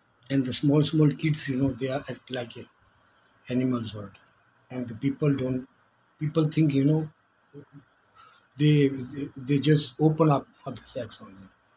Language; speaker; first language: English; non-native, local second language; Urdu